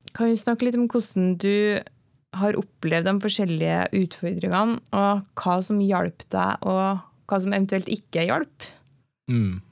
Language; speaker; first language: Norwegian; native; Norwegian